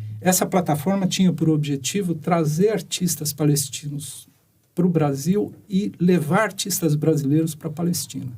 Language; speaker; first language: Portuguese; native; Portuguese